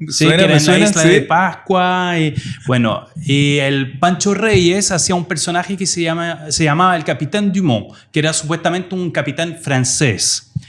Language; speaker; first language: Spanish; non-native, fluent; French